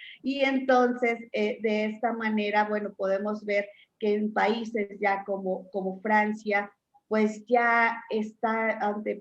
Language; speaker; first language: Spanish; native; Spanish